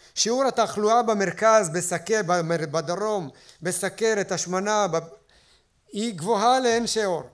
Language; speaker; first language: Hebrew; native; Hebrew